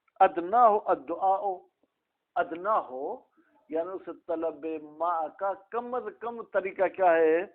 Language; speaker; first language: Urdu; non-native, local second language; Sindhi